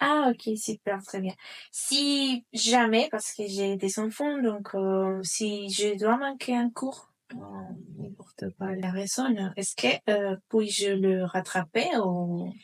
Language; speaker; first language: French; non-native, fluent; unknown